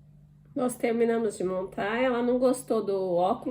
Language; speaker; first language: Portuguese; native; Portuguese